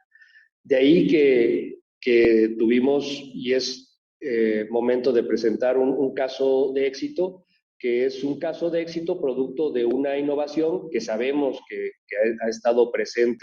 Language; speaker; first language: Spanish; native; Spanish